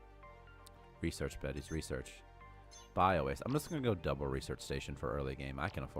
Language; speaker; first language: English; native; English